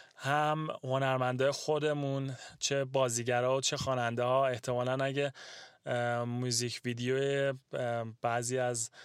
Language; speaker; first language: Persian; native; Persian